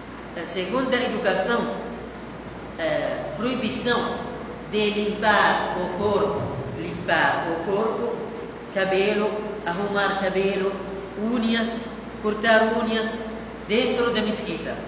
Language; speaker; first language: Portuguese; non-native, fluent; Arabic